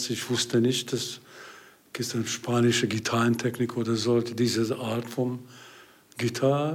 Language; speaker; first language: German; non-native, learner; Hungarian